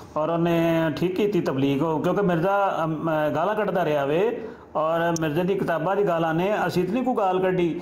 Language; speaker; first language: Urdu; non-native, local second language; Punjabi